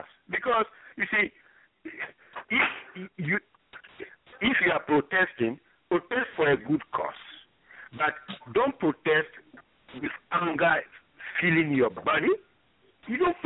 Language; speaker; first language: English; non-native, fluent; French